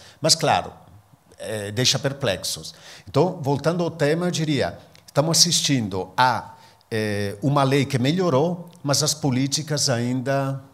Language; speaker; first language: Portuguese; non-native, fluent; Italian